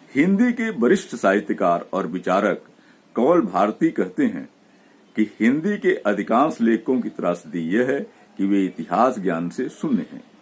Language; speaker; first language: Hindi; native; Hindi